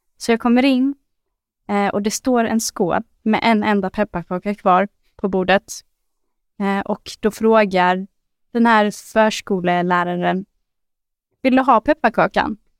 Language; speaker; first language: Swedish; early bilingual, other home language; Arabic